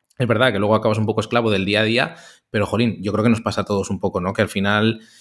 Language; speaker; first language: Spanish; native; Spanish